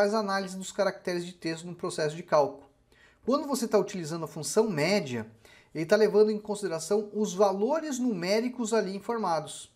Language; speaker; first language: Portuguese; native; Portuguese